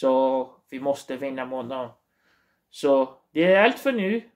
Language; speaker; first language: Swedish; non-native, learner; Portuguese